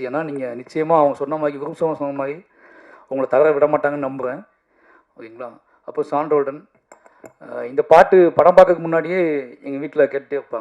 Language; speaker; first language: Tamil; native; Tamil